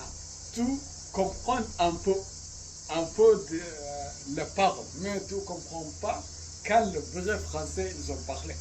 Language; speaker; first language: French; non-native, learner; Arabic